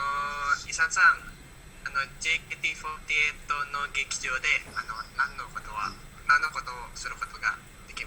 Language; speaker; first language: Japanese; non-native, learner; Indonesian